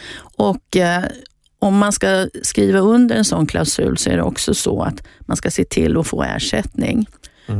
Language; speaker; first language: Swedish; native; Swedish